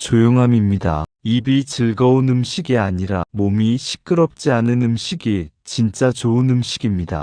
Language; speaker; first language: Korean; native; Korean